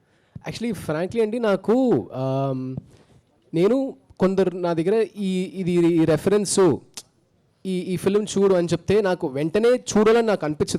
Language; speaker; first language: Telugu; early bilingual, heritage; Telugu